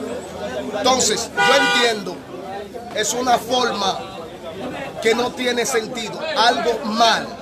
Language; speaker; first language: Spanish; non-native, learner; Haitian Creole